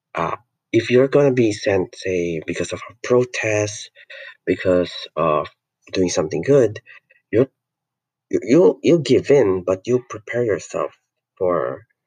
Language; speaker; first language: English; non-native, local second language; Filipino